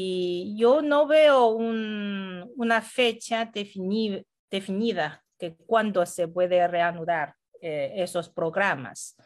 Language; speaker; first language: Spanish; non-native, fluent; Chinese